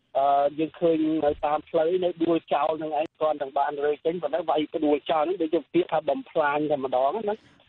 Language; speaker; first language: Khmer; native; Khmer